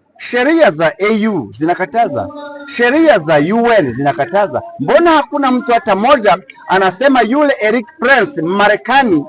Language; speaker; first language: Swahili; non-native, local second language; Kinyarwanda